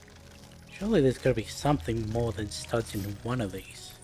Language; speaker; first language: English; native; English